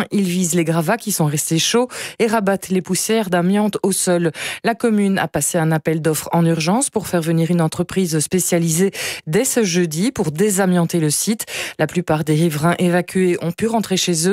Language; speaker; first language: French; native; French